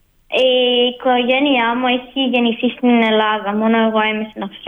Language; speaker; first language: Greek; early bilingual, heritage; Greek